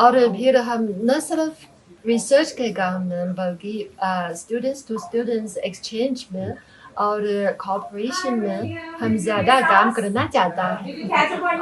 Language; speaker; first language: Hindi; non-native, fluent; Chinese